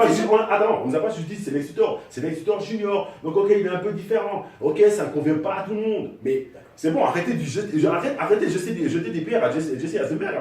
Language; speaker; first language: French; native; French